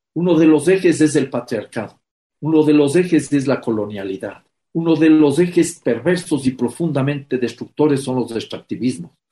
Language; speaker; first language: Spanish; native; Spanish